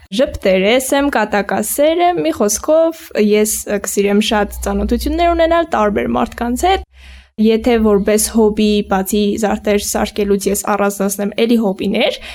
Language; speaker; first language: Armenian; native; Armenian